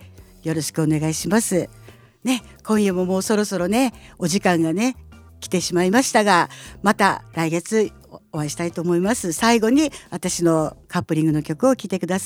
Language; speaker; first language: Japanese; native; Japanese